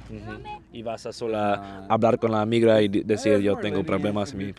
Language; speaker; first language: Spanish; non-native, learner; English